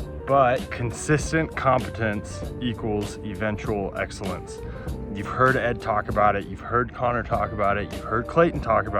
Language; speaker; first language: English; native; English